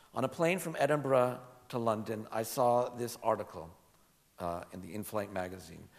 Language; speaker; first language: English; native; English